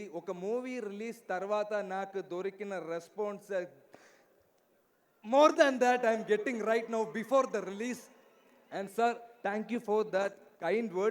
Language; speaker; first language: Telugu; non-native, learner; Malayalam